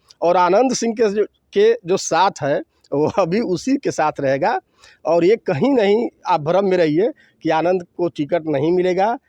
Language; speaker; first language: Hindi; native; Hindi